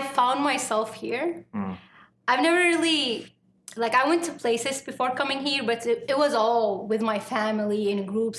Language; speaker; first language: English; non-native, fluent; Arabic